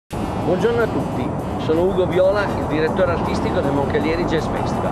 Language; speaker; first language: Italian; native; Italian